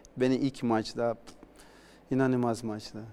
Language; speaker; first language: Turkish; non-native, learner; Portuguese